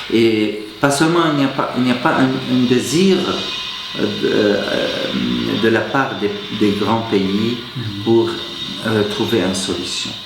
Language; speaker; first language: French; non-native, fluent; Arabic